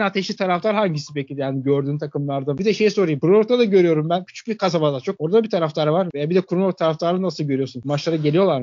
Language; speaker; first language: Turkish; native; Turkish